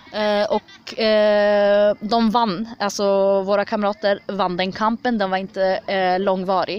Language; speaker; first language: Swedish; early bilingual, other home language; Kurdish